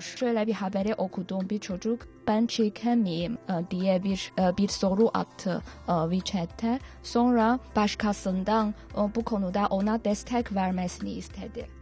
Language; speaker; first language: Turkish; non-native, learner; Chinese